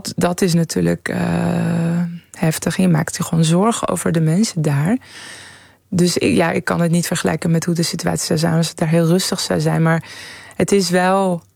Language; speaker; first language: Dutch; early bilingual, other home language; Persian